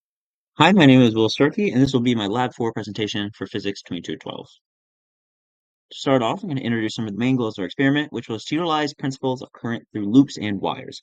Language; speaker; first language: English; native; English